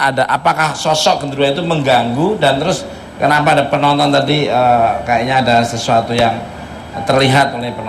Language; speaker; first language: Indonesian; native; Indonesian